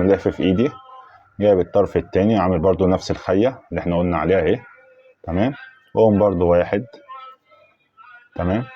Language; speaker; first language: Arabic; native; Arabic